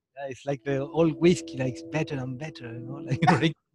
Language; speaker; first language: English; non-native, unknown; Spanish